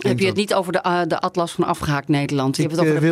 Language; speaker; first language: Dutch; native; Dutch